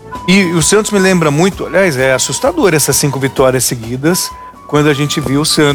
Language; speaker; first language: Portuguese; native; Portuguese